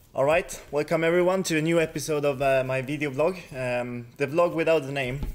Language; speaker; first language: English; non-native, fluent; Swedish